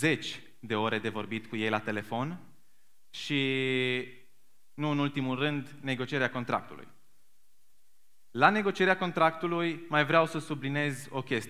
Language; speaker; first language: Romanian; native; Romanian